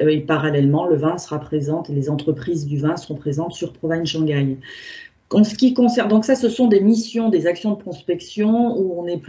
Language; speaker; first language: French; native; French